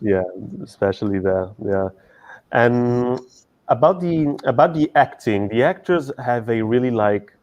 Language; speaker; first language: English; non-native, fluent; Italian